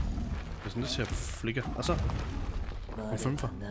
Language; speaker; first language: German; native; German